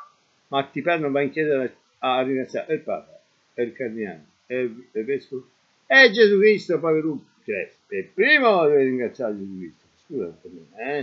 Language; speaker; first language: Italian; native; Italian